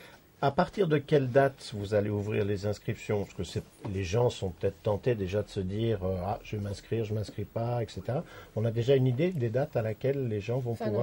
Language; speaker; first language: French; native; French